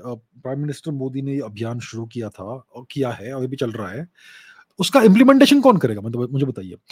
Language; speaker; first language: Hindi; non-native, local second language; Gujarati